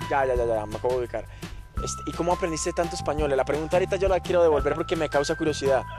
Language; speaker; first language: Spanish; native; Spanish